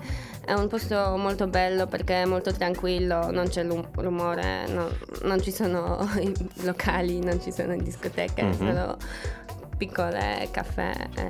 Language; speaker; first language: Italian; non-native, fluent; Polish